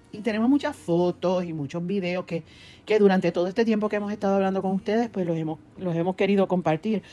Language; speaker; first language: Spanish; native; Spanish